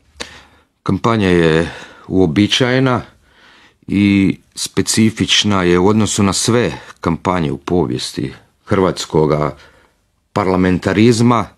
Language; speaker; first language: Croatian; native; Croatian